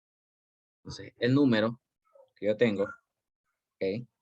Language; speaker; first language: Spanish; native; Spanish